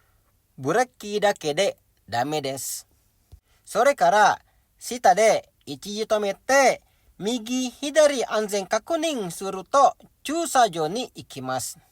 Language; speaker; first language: Japanese; non-native, learner; Indonesian